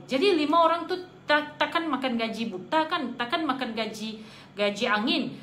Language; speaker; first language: Malay; non-native, local second language; Iban